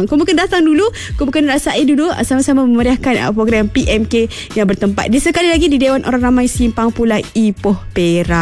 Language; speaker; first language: Malay; native; Malay